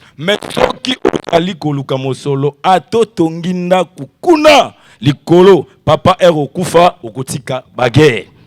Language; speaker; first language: Lingala; non-native, local second language; Kongo